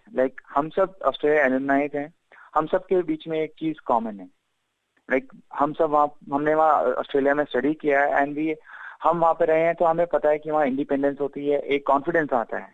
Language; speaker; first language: Hindi; native; Hindi